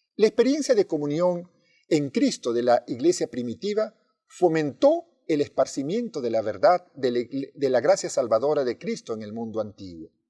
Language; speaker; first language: Spanish; native; Spanish